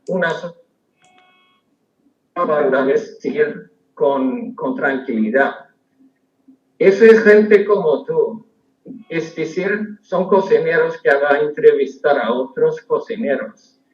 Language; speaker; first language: Spanish; non-native, fluent; Swedish